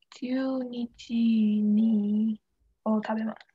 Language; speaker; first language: Japanese; non-native, learner; English